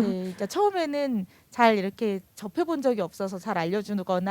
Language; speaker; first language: Korean; native; Korean